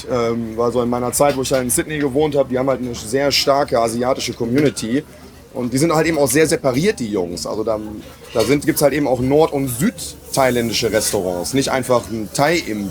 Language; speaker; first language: German; native; German